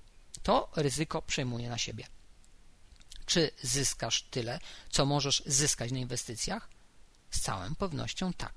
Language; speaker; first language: Polish; native; Polish